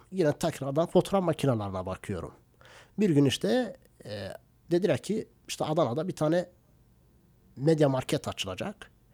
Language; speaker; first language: Turkish; non-native, local second language; Kurdish